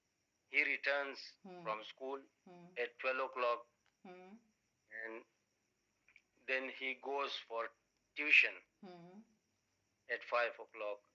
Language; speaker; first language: English; non-native, learner; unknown